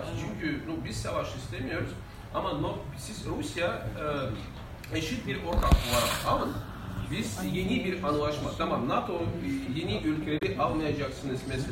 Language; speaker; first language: Turkish; non-native, fluent; Russian